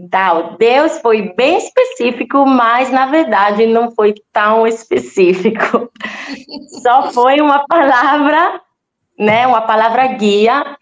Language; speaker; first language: Portuguese; non-native, fluent; Italian